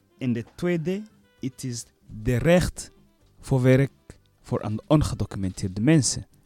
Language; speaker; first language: Dutch; non-native, learner; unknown